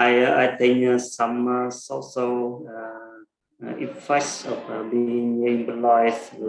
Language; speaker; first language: English; non-native, learner; Vietnamese